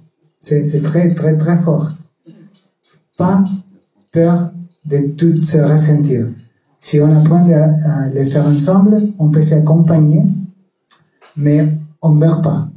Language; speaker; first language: French; non-native, learner; Spanish